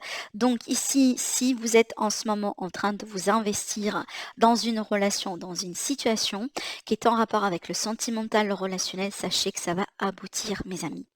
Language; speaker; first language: French; native; French